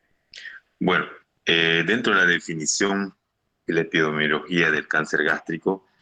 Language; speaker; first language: Spanish; native; Spanish